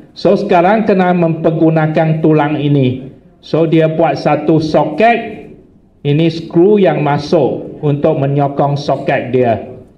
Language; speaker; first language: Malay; non-native, local second language; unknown